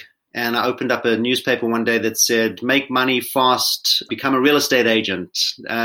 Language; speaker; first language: English; native; English